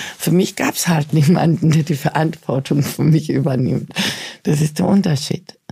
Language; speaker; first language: German; early bilingual, other home language; Turkish